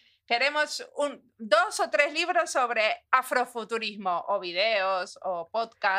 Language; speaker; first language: Portuguese; non-native, learner; Spanish